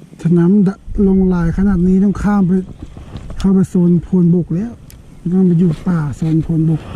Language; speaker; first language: Thai; non-native, local second language; Northeastern Thai